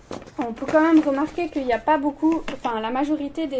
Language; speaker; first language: French; native; French